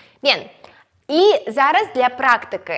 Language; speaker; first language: Spanish; non-native, fluent; Ukrainian